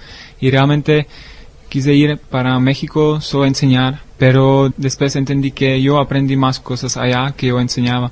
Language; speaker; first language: Spanish; non-native, learner; Czech